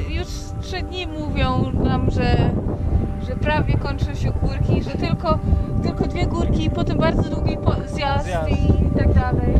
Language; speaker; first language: Polish; non-native, fluent; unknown